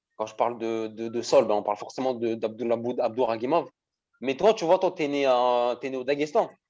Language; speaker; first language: French; native; French